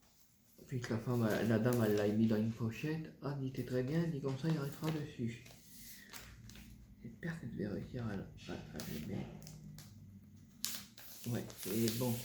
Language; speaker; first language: French; native; French